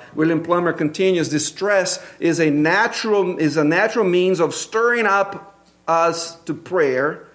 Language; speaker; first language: English; non-native, fluent; Portuguese